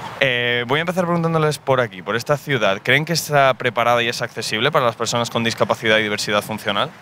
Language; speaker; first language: Spanish; native; Spanish